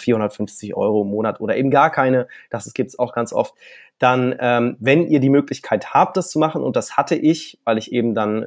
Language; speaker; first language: German; native; German